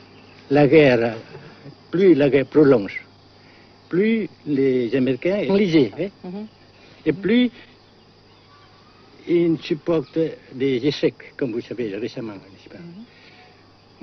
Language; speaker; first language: French; non-native, fluent; Vietnamese